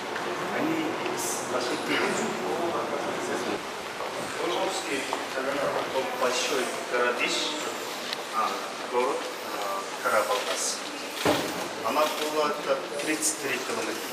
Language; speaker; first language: Russian; non-native, learner; Mongolian